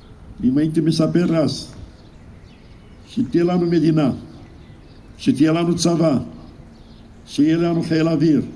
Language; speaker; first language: Hebrew; non-native, fluent; Romanian